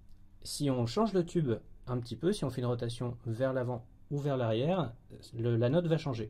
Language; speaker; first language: French; native; French